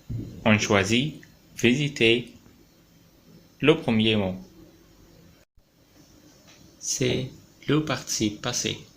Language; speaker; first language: French; non-native, local second language; Arabic